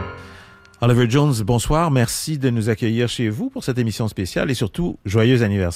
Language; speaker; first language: French; native; French